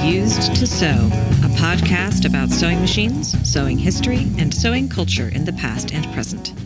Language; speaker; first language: English; native; English